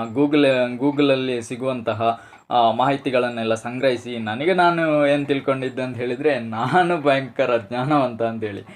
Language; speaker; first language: Kannada; native; Kannada